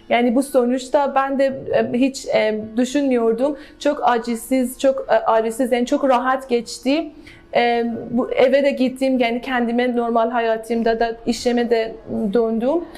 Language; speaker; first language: Turkish; non-native, learner; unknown